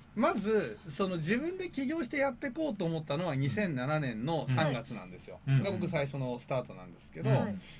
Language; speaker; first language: Japanese; native; Japanese